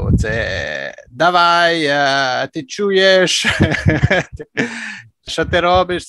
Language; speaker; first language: Ukrainian; non-native, learner; French